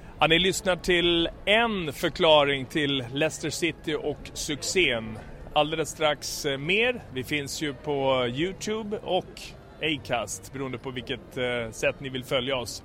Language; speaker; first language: Swedish; native; Swedish